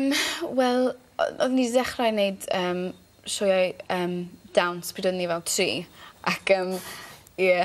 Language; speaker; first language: Welsh; native; Welsh